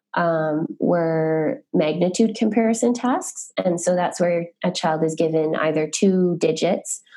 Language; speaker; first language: English; native; English